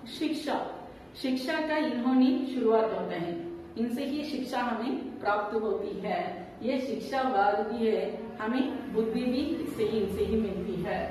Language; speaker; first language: Hindi; non-native, local second language; Tamil